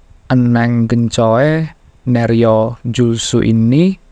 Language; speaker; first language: Korean; non-native, fluent; Indonesian